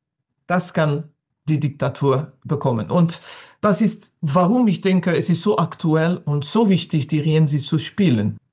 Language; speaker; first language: German; non-native, learner; French